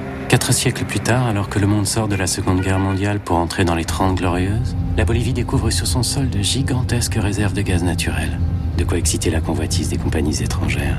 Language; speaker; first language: French; native; French